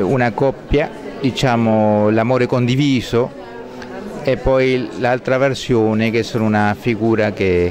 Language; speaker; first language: Italian; non-native, fluent; Spanish